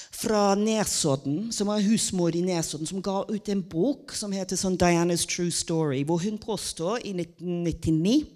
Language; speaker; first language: Norwegian; non-native, fluent; English